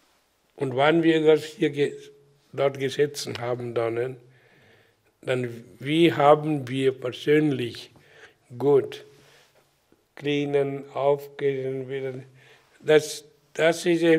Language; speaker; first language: German; non-native, learner; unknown